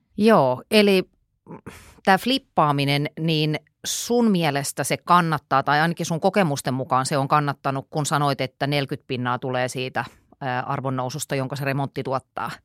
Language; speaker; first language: Finnish; native; Finnish